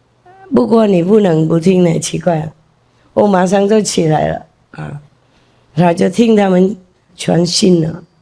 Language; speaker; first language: Chinese; non-native, fluent; Vietnamese